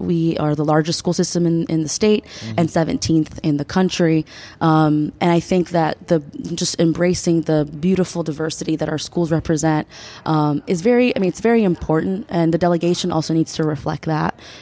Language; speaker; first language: English; early bilingual, other home language; Spanish